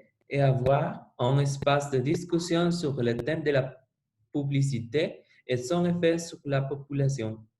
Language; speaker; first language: French; non-native, learner; Spanish